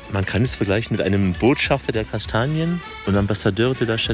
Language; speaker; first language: German; native; German